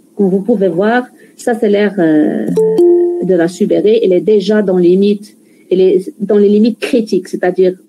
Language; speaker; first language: French; non-native, local second language; Arabic